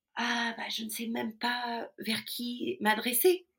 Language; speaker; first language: French; non-native, fluent; English